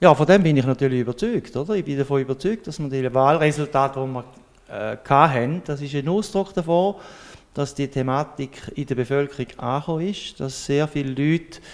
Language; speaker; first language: German; native; German